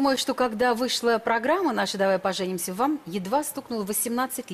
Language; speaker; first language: Russian; native; Russian